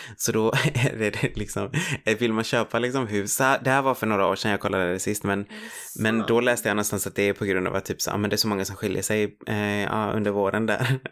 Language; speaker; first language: Swedish; early bilingual, other home language; Spanish